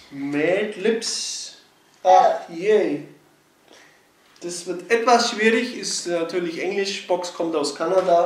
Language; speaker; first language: German; native; German